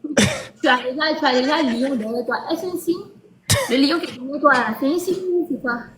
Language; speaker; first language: French; native; French